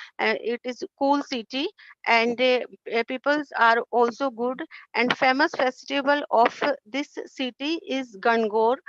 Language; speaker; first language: English; non-native, learner; Hindi